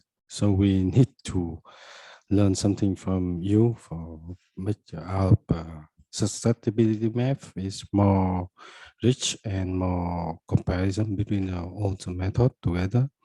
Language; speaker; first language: English; non-native, fluent; Vietnamese